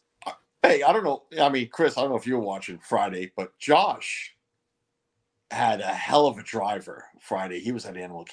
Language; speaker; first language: English; native; English